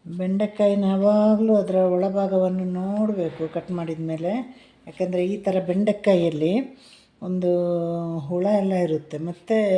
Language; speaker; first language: Kannada; non-native, local second language; Malayalam